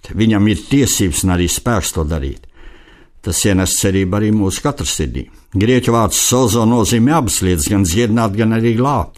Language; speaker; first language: Latvian; native; Latvian